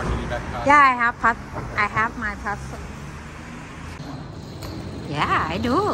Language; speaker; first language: English; non-native, learner; Thai